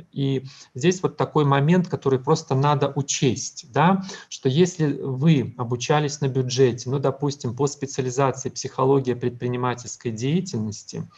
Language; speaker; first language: Russian; native; Russian